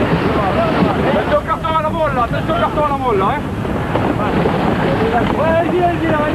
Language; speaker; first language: French; native; French